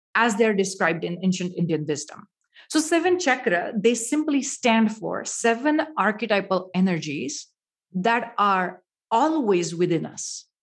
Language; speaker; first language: English; non-native, local second language; Marathi